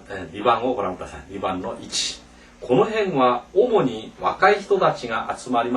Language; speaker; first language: Japanese; non-native, fluent; Korean